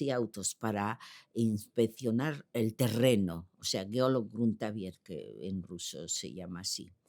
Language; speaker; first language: Spanish; early bilingual, other home language; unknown